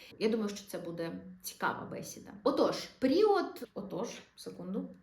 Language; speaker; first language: Ukrainian; non-native, local second language; Russian